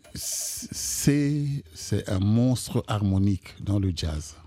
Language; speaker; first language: French; non-native, local second language; Kongo